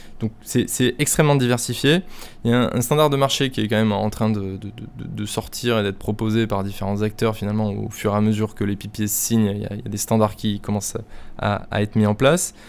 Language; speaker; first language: French; native; French